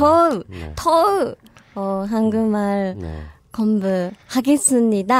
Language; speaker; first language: Korean; non-native, learner; Japanese